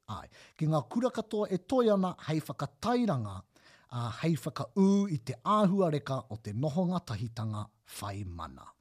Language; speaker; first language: Māori; non-native, local second language; English